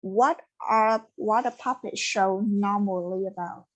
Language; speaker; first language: English; non-native, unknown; Vietnamese